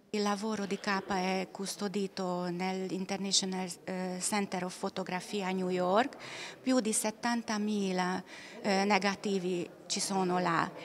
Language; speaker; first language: Italian; non-native, learner; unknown